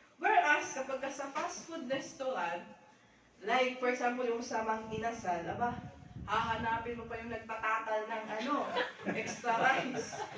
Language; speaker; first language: Filipino; native; Filipino